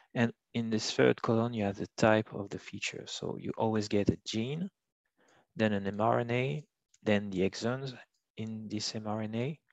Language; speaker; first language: English; non-native, fluent; French